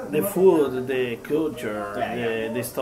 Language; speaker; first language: English; non-native, fluent; Portuguese